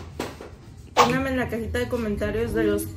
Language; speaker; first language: Spanish; native; Spanish